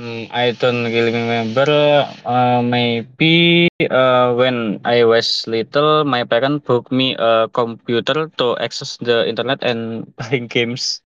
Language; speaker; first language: English; non-native, learner; Indonesian